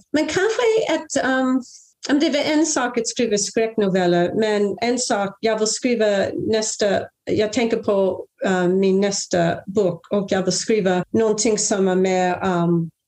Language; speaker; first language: Swedish; non-native, fluent; English